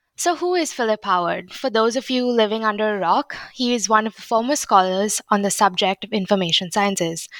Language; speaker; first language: English; non-native, local second language; Hindi